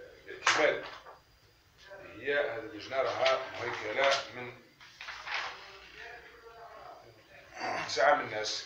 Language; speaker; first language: Arabic; native; Arabic